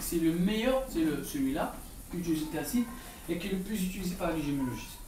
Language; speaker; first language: French; non-native, local second language; Arabic